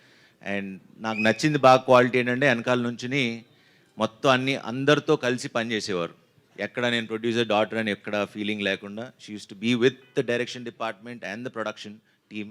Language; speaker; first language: Telugu; native; Telugu